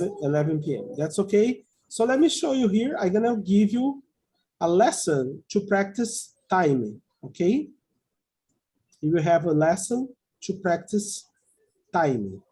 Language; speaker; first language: English; non-native, fluent; Portuguese